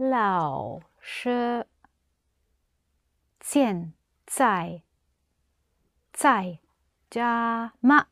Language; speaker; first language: Chinese; non-native, learner; English